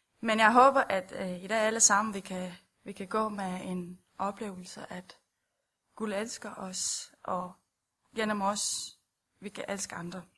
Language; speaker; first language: Danish; non-native, fluent; Romanian